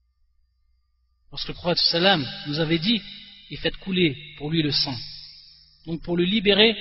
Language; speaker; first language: French; native; French